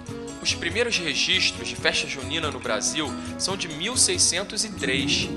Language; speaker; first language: Portuguese; native; Portuguese